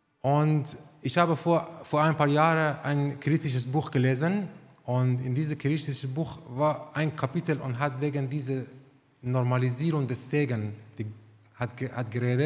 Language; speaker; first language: German; non-native, fluent; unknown